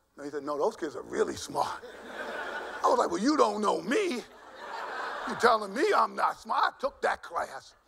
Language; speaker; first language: English; native; English